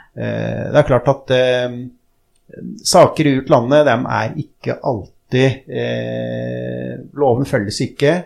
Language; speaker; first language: Norwegian; early bilingual, other home language; Arabic